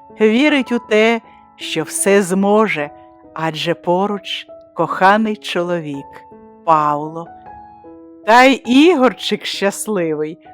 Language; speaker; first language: Ukrainian; native; Ukrainian